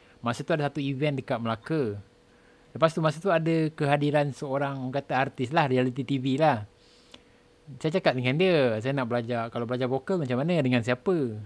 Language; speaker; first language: Malay; native; Malay